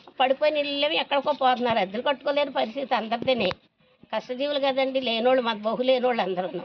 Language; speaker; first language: Telugu; native; Telugu